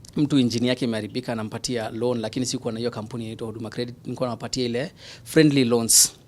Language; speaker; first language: Swahili; non-native, local second language; Somali